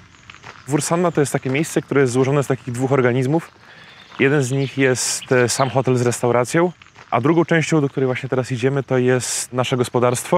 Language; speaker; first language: Polish; native; Polish